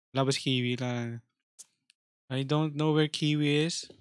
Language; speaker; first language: English; non-native, local second language; Filipino